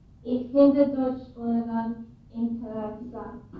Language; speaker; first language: German; non-native, learner; English